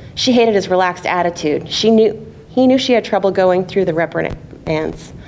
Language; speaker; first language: English; native; English